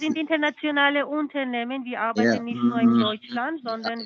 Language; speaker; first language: German; non-native, fluent; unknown